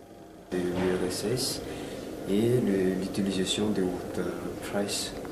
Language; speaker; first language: French; non-native, local second language; Malagasy